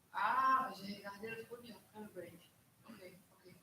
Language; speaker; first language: French; non-native, fluent; Greek